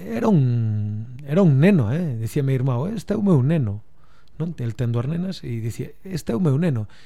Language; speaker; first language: Galician; native; Galician